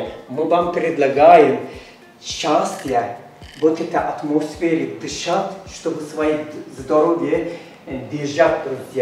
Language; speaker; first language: Russian; non-native, learner; Turkish